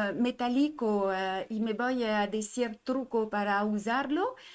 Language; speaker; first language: Spanish; non-native, learner; French